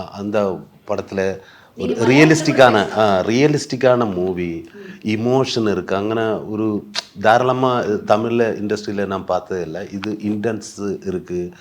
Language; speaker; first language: Tamil; non-native, learner; Malayalam